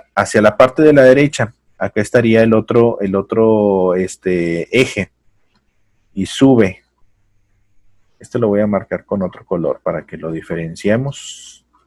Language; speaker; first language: Spanish; native; Spanish